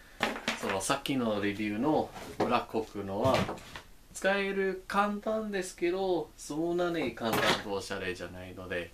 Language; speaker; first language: Japanese; non-native, learner; English